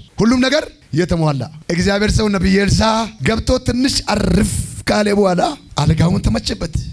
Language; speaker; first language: Amharic; non-native, local second language; Oromo